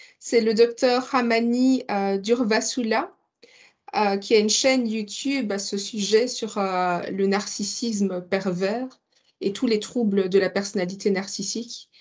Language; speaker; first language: French; non-native, learner; English